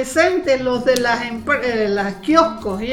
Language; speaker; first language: Spanish; native; Spanish